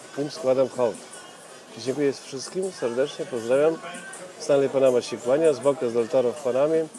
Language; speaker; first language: Polish; early bilingual, heritage; Polish